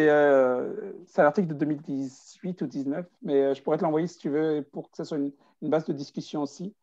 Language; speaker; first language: French; native; French